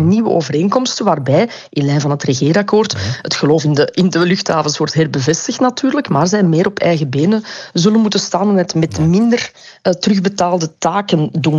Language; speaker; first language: Dutch; native; Dutch